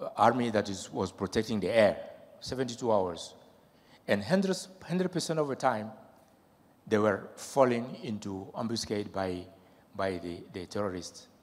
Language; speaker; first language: English; non-native, fluent; French